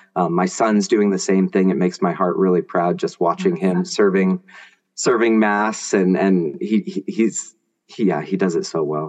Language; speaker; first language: English; native; English